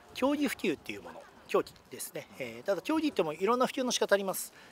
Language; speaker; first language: Japanese; native; Japanese